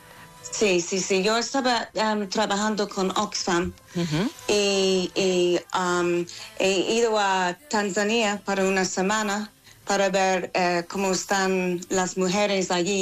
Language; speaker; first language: Spanish; non-native, learner; English